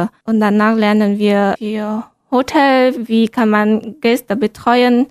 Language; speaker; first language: German; non-native, learner; Vietnamese